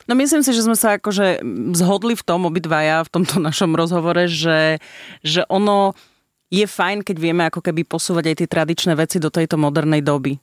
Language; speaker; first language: Slovak; native; Slovak